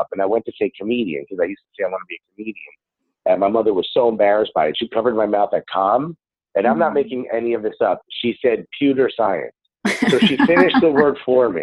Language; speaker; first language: English; early bilingual, other home language; Spanish